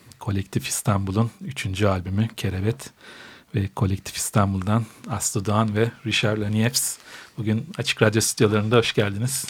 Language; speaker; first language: Turkish; native; Turkish